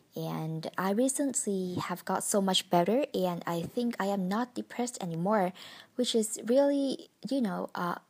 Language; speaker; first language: English; non-native, fluent; Vietnamese